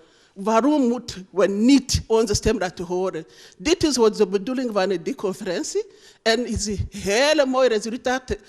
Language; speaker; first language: Dutch; non-native, learner; Rundi